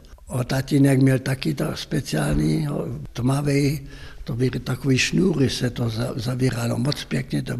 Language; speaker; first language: Czech; non-native, local second language; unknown